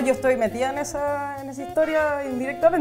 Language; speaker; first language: Spanish; native; Spanish